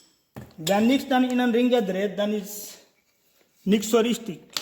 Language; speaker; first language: German; non-native, learner; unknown